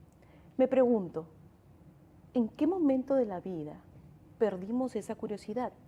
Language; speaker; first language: Spanish; native; Spanish